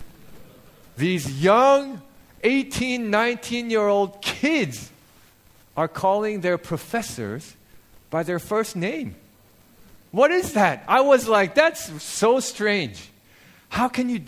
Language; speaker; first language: English; early bilingual, other home language; Korean